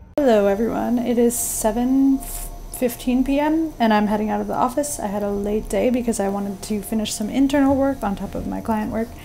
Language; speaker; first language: English; native; English